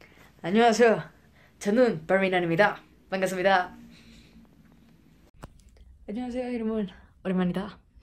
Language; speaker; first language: Korean; early bilingual, heritage; Spanish